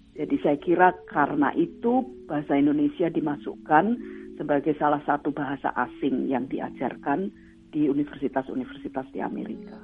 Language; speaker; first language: Indonesian; native; Indonesian